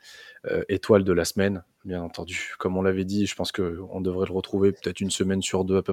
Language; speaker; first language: French; native; French